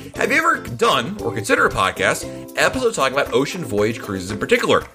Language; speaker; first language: English; native; English